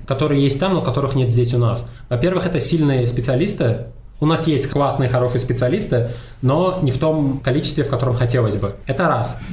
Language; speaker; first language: Russian; non-native, local second language; Tajik